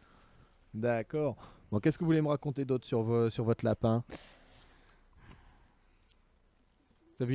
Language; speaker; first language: French; native; French